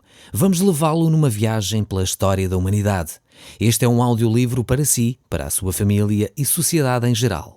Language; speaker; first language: Portuguese; native; Portuguese